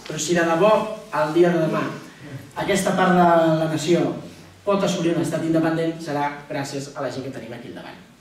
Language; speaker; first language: Catalan; native; Catalan